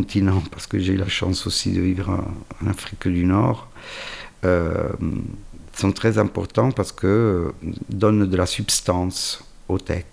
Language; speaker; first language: French; non-native, fluent; Italian